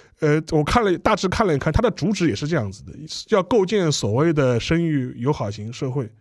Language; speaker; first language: Chinese; native; Chinese